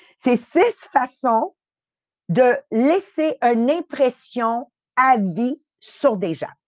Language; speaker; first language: French; early bilingual, other home language; Italian